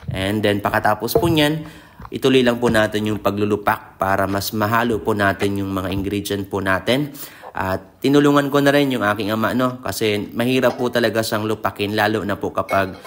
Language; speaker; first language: Filipino; non-native, local second language; Bikol